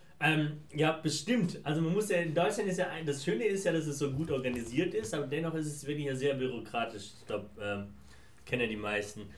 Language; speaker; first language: German; early bilingual, other home language; Persian